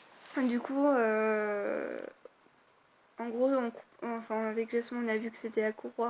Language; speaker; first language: French; native; French